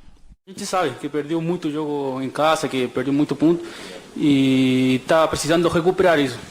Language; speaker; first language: Portuguese; non-native, fluent; Spanish